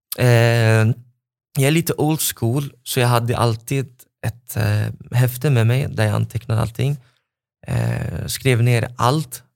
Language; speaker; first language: Swedish; non-native, fluent; Arabic